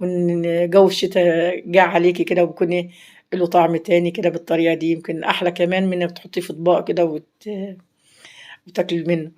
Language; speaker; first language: Arabic; native; Arabic